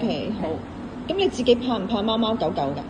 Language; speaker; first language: Cantonese; native; Cantonese